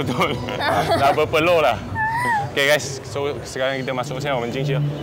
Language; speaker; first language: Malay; non-native, local second language; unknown